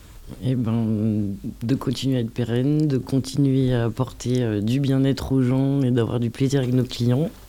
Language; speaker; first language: French; native; French